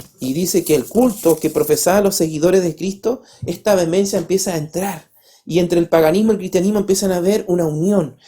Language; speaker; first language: Spanish; native; Spanish